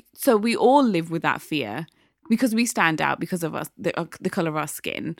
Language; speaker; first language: English; native; English